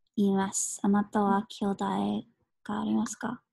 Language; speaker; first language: Japanese; non-native, learner; English